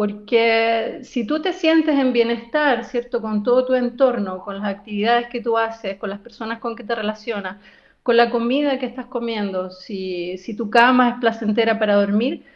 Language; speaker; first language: Spanish; native; Spanish